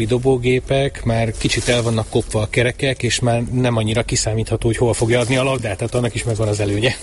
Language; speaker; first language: Hungarian; native; Hungarian